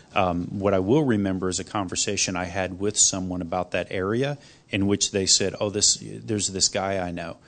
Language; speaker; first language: English; non-native, fluent; Korean